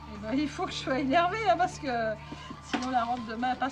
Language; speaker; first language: French; native; French